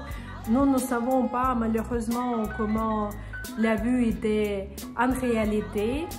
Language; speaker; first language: French; non-native, fluent; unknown